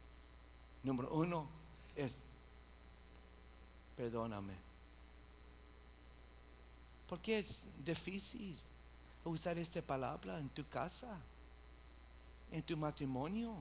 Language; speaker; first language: Spanish; early bilingual, heritage; English